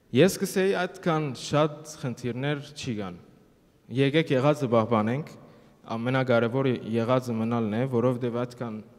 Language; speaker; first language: Armenian; early bilingual, heritage; Armenian